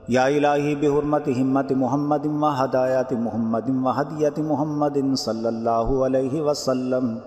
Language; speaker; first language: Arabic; non-native, learner; Urdu